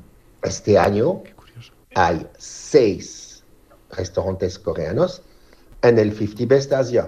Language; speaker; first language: Spanish; non-native, fluent; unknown